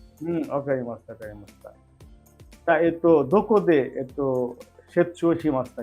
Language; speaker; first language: Japanese; non-native, fluent; Bangla